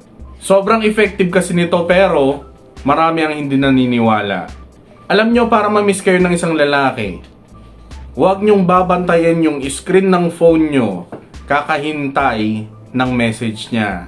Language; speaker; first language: Filipino; native; Filipino